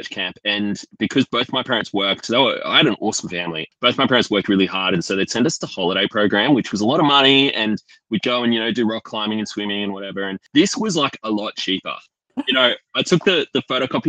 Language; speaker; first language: English; native; English